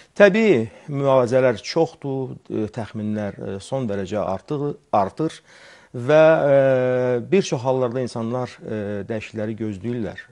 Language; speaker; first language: Azerbaijani; native; Azerbaijani